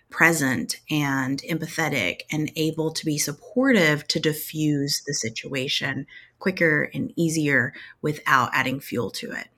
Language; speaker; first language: English; native; English